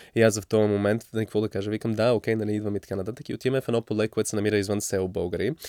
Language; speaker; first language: Bulgarian; early bilingual, heritage; English